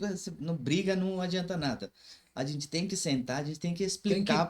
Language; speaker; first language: Portuguese; non-native, learner; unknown